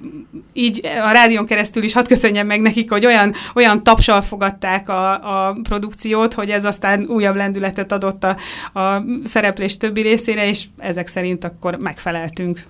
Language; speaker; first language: Hungarian; native; Hungarian